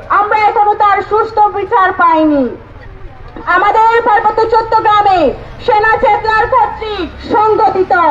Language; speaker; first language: Bangla; non-native, local second language; Chakma